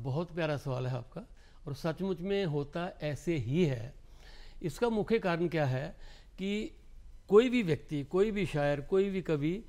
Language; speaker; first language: Hindi; non-native, local second language; Punjabi